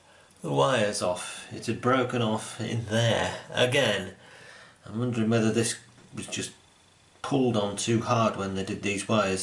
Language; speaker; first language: English; native; English